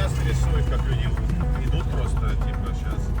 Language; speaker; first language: Russian; non-native, fluent; Latvian